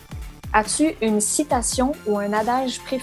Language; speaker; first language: French; native; French